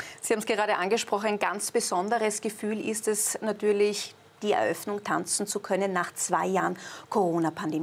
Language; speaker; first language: German; native; German